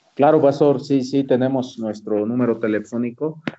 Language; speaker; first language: Spanish; native; Spanish